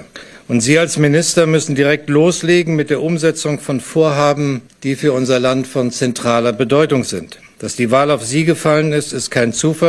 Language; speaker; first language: German; native; German